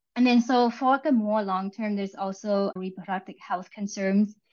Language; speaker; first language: English; early bilingual, other home language; Vietnamese